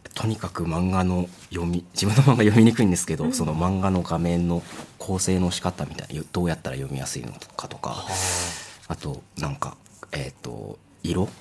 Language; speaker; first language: Japanese; native; Japanese